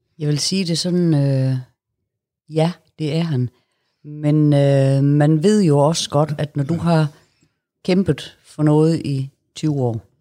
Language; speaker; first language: Danish; native; Danish